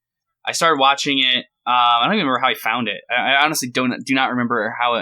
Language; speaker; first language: English; native; English